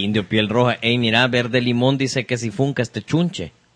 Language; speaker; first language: Spanish; native; Spanish